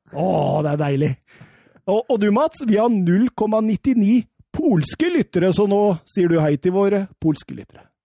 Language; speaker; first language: Norwegian; native; Norwegian